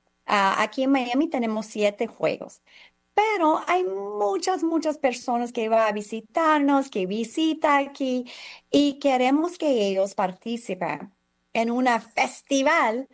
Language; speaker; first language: Spanish; non-native, fluent; English